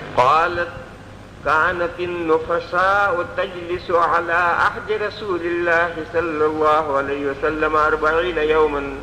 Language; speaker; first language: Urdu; non-native, local second language; Gujarati